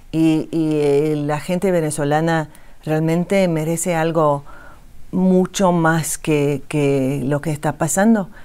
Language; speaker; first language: Spanish; non-native, fluent; English